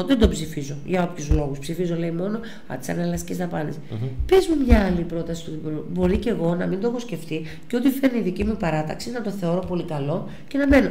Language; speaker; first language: Greek; native; Greek